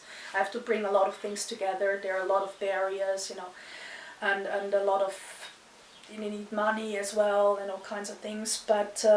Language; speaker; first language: English; non-native, fluent; German